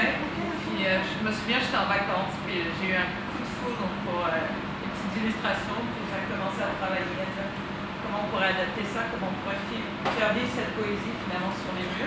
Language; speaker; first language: French; native; French